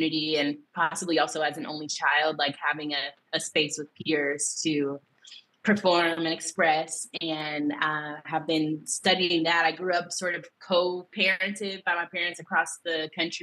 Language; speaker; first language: English; native; English